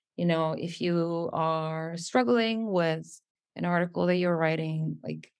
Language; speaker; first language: English; non-native, fluent; Serbian